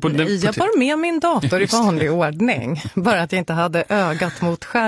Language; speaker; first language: Swedish; native; Swedish